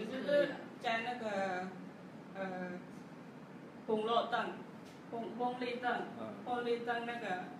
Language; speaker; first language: Chinese; non-native, learner; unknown